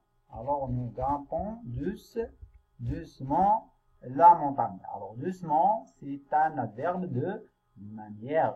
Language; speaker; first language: French; non-native, local second language; Arabic